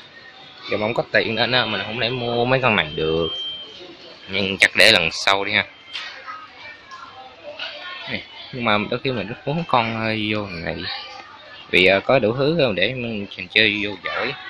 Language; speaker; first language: Vietnamese; early bilingual, heritage; Vietnamese